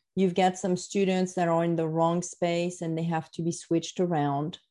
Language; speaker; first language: English; non-native, fluent; French